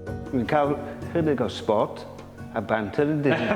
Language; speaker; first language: Welsh; non-native, local second language; English